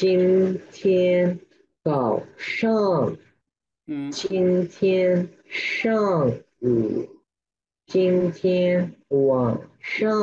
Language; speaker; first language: Chinese; non-native, learner; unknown